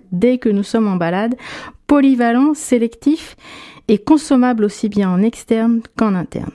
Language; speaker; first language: French; native; French